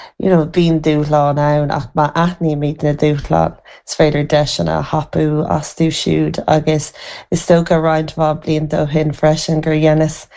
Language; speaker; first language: Irish; native; Irish